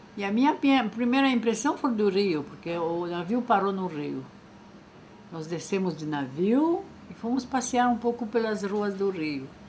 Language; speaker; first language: Portuguese; non-native, fluent; French